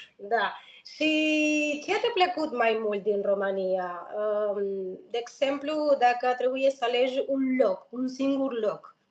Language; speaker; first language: Romanian; non-native, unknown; Spanish